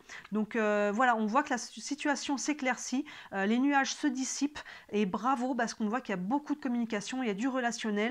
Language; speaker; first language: French; native; French